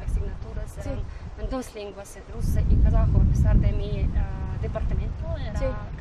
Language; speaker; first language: Spanish; non-native, learner; Kazakh